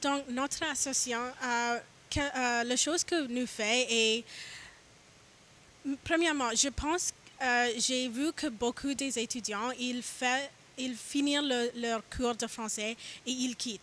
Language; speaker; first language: French; non-native, learner; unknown